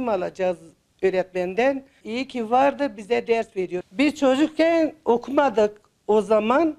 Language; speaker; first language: Turkish; non-native, local second language; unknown